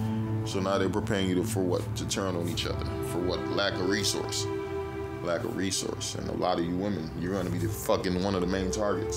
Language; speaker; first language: English; native; English